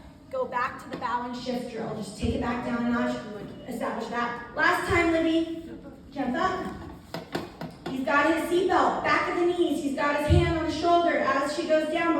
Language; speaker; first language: English; native; English